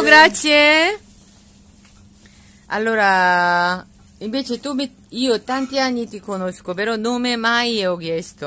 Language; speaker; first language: Italian; non-native, learner; Korean